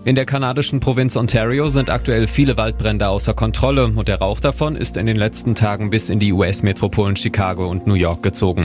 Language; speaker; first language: German; native; German